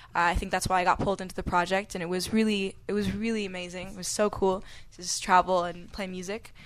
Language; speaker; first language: English; native; English